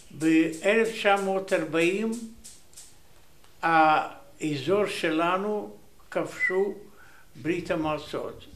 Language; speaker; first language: Hebrew; non-native, learner; Romanian